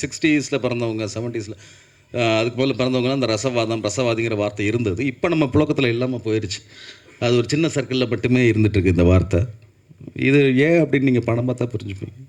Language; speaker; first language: Tamil; native; Tamil